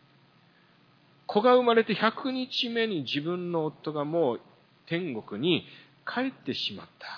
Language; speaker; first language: Japanese; early bilingual, heritage; Japanese